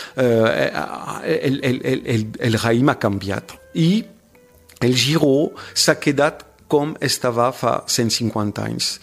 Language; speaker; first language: Catalan; non-native, fluent; French